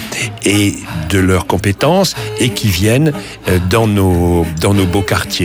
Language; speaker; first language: French; native; French